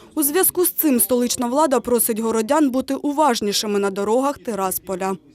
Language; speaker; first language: Ukrainian; native; Ukrainian